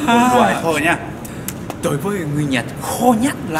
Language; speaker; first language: Vietnamese; non-native, learner; Japanese